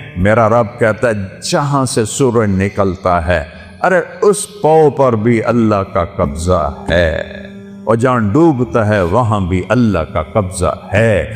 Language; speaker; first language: Urdu; non-native, local second language; Saraiki